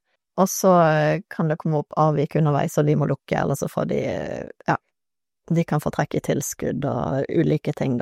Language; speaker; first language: Norwegian; native; Norwegian